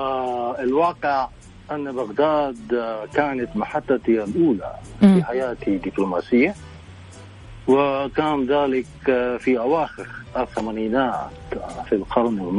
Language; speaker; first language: Arabic; non-native, fluent; Japanese